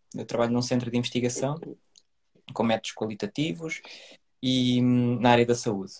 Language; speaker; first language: Portuguese; native; Portuguese